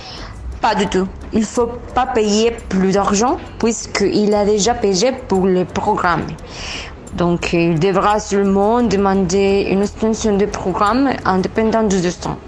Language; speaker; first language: French; non-native, learner; Spanish